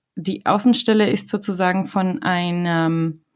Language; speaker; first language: German; non-native, fluent; Spanish